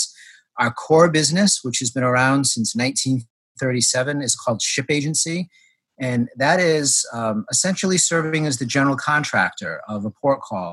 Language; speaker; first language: English; native; English